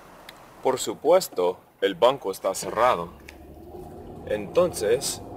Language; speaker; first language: Spanish; non-native, fluent; English